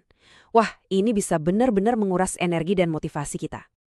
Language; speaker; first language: Indonesian; native; Indonesian